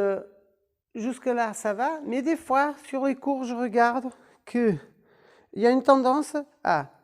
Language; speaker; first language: French; non-native, fluent; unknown